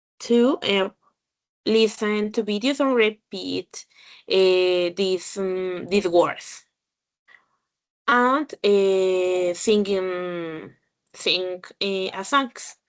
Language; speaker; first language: English; non-native, learner; Spanish